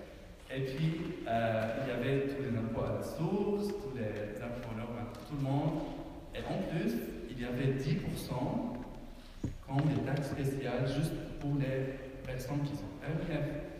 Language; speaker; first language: French; non-native, fluent; Arabic